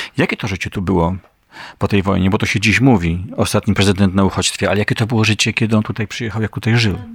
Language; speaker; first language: Polish; native; Polish